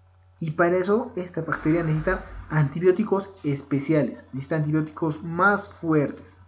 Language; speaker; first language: Spanish; native; Spanish